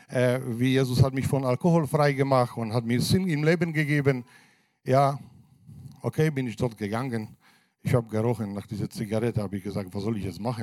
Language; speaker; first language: German; non-native, fluent; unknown